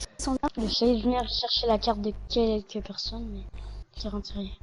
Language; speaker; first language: French; native; French